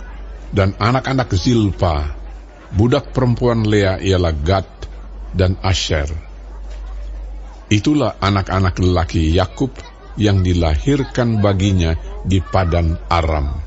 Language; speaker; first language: Indonesian; native; Indonesian